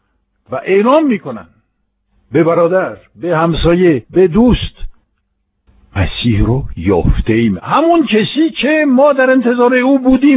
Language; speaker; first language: Persian; non-native, fluent; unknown